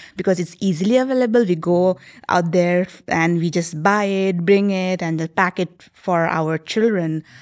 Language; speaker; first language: English; non-native, local second language; Nepali